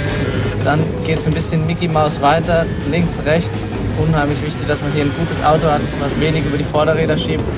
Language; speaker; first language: German; native; German